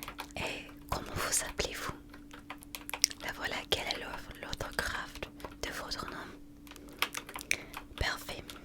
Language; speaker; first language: French; non-native, fluent; English